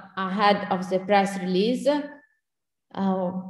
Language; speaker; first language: English; non-native, fluent; Italian